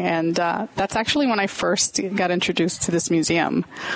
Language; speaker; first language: English; native; English